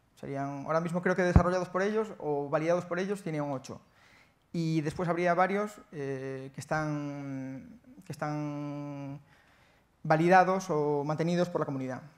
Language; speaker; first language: Spanish; native; Spanish